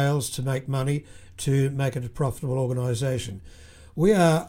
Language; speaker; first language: English; native; English